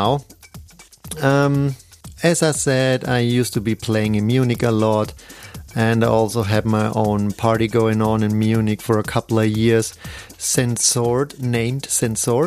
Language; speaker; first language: English; non-native, fluent; German